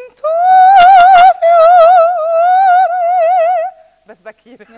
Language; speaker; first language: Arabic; early bilingual, heritage; Arabic